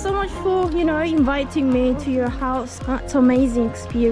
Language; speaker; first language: English; non-native, learner; Korean